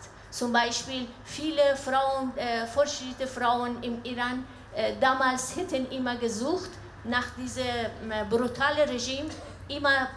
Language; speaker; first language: German; non-native, learner; Persian